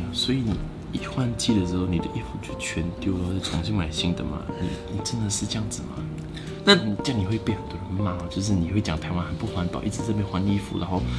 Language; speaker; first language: Chinese; native; Chinese